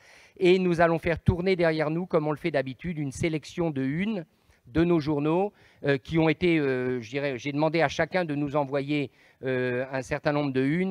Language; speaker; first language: French; native; French